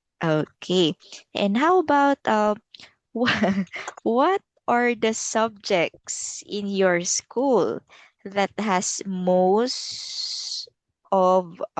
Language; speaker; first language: English; non-native, local second language; Filipino